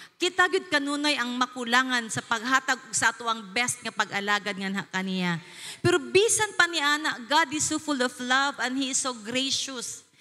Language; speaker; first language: Cebuano; native; Cebuano